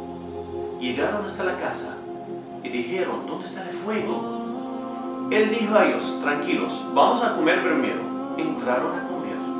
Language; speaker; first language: Spanish; non-native, fluent; Arabic